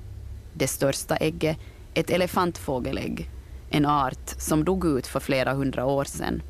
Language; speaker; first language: Swedish; native; Swedish